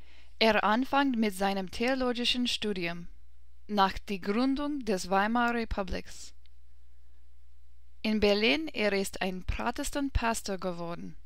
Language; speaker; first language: German; non-native, learner; English